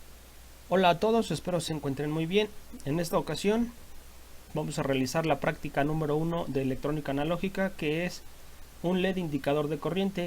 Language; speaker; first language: Spanish; native; Spanish